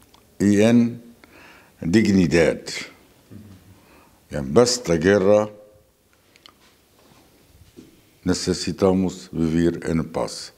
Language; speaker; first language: Spanish; non-native, fluent; Arabic